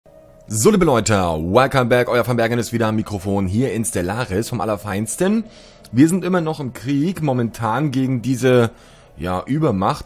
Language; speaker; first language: German; native; German